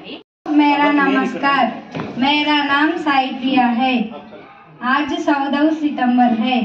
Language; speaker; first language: Hindi; non-native, local second language; Telugu